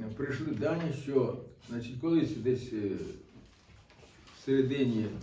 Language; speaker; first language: Ukrainian; native; Ukrainian